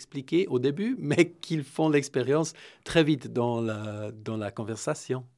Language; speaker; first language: French; non-native, fluent; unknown